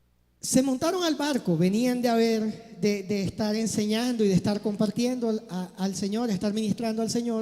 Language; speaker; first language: Spanish; native; Spanish